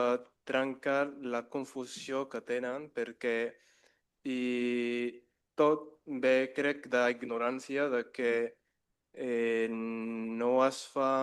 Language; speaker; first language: Catalan; non-native, learner; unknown